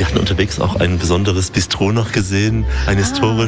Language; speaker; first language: German; native; German